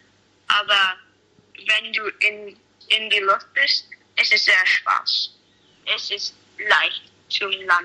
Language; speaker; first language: German; non-native, learner; English